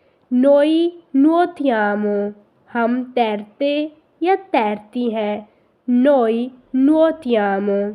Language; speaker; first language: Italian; non-native, fluent; Urdu